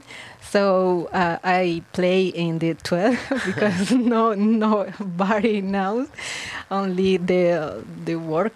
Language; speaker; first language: English; non-native, learner; Spanish